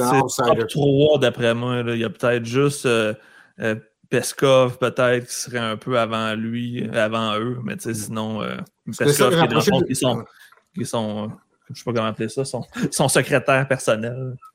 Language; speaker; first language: French; native; French